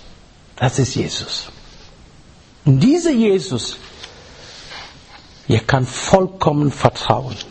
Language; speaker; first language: German; non-native, learner; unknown